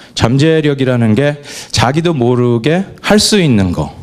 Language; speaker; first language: Korean; non-native, fluent; English